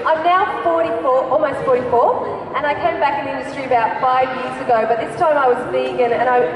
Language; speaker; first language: English; native; English